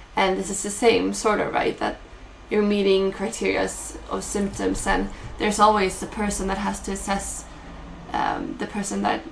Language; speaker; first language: English; non-native, fluent; Swedish